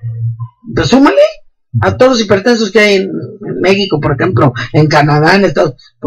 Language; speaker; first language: Spanish; native; Spanish